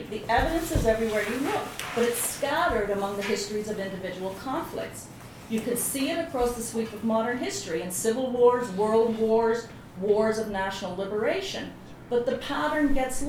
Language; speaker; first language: English; native; English